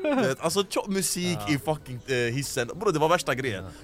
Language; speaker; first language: Swedish; early bilingual, other home language; Arabic